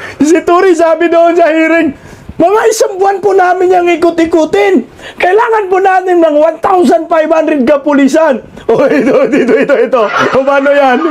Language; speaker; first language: Filipino; native; Filipino